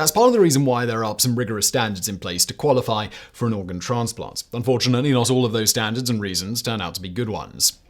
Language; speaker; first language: English; native; English